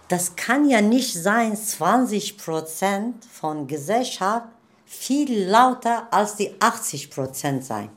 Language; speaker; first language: German; non-native, learner; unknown